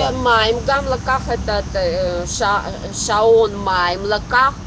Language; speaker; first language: Hebrew; non-native, local second language; Russian